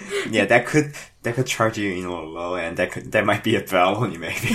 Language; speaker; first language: English; non-native, fluent; Korean